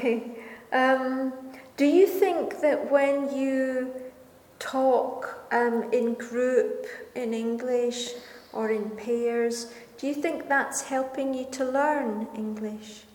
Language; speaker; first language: English; non-native, fluent; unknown